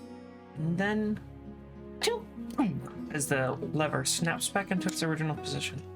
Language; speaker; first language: English; native; English